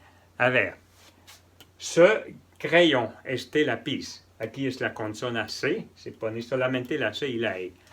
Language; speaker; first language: Spanish; non-native, fluent; French